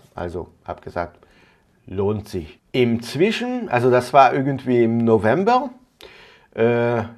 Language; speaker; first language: German; non-native, fluent; Hungarian